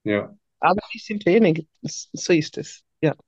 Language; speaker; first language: German; non-native, fluent; Swedish